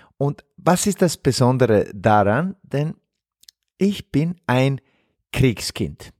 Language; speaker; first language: German; non-native, fluent; Bosnian